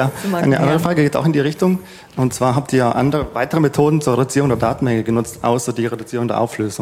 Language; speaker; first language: German; native; German